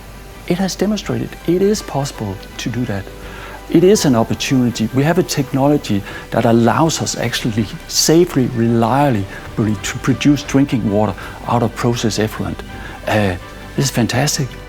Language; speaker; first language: English; non-native, fluent; Danish